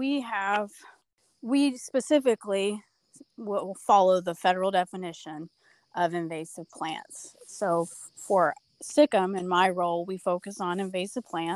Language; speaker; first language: English; native; English